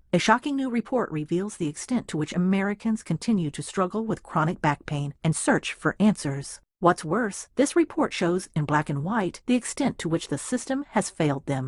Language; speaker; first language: English; native; English